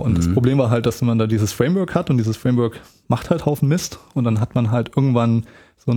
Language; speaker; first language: German; native; German